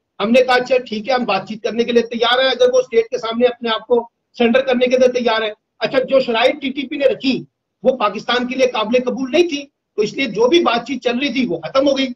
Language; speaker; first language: Urdu; native; Urdu